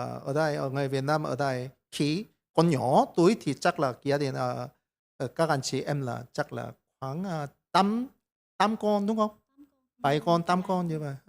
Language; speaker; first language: Vietnamese; non-native, learner; Korean